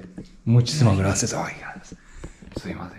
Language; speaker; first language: Spanish; non-native, learner; Japanese